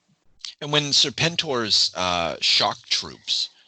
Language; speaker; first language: English; native; English